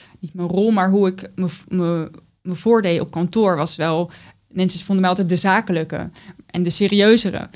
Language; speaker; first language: Dutch; native; Dutch